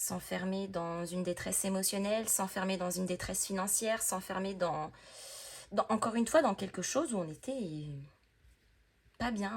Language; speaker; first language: French; native; French